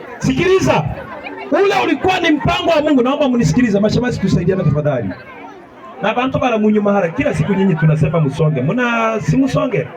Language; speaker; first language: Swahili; non-native, local second language; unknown